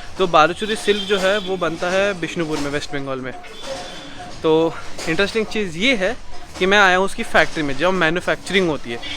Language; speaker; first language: Hindi; non-native, local second language; Bangla